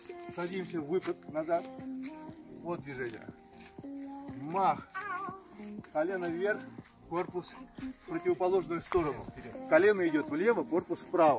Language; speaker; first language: Russian; native; Russian